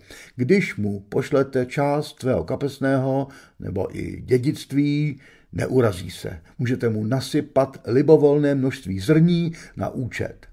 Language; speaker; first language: Czech; native; Czech